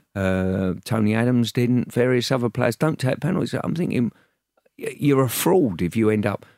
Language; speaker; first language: English; native; English